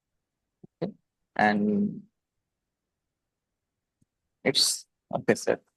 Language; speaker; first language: English; non-native, learner; Bangla